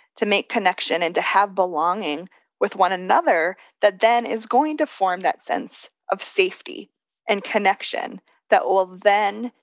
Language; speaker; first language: English; native; English